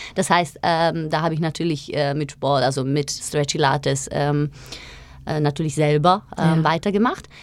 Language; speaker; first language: German; non-native, fluent; Slovak